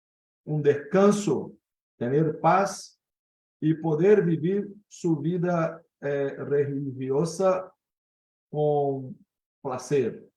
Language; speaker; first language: Spanish; non-native, fluent; Portuguese